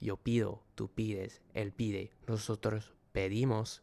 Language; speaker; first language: Spanish; non-native, learner; English